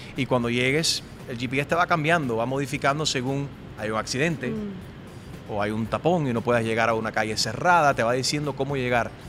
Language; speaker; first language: Spanish; early bilingual, heritage; Spanish